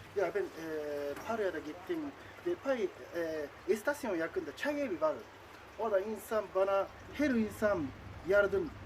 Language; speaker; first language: Turkish; non-native, learner; Japanese